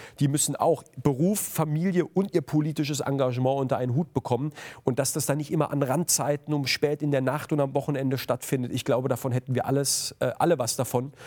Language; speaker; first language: German; native; German